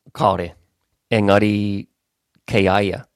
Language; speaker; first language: Māori; non-native, local second language; English